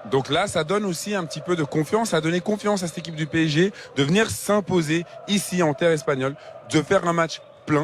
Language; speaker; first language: French; native; French